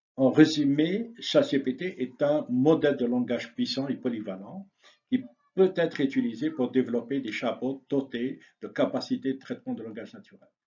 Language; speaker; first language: French; non-native, local second language; Arabic